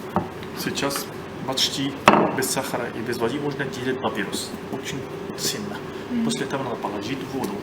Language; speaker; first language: Russian; non-native, learner; Arabic